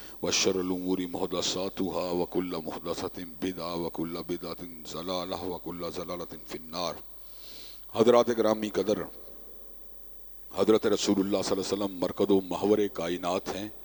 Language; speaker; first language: Urdu; native; Urdu